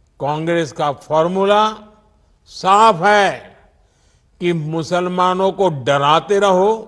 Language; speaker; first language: Hindi; non-native, local second language; Gujarati